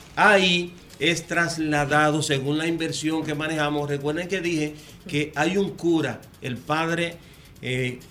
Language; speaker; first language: Spanish; native; Spanish